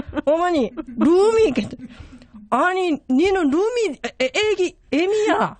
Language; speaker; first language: Korean; non-native, fluent; Japanese